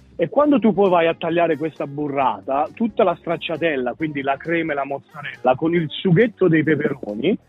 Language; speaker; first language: Italian; native; Italian